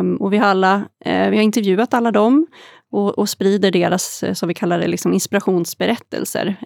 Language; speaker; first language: Swedish; native; Swedish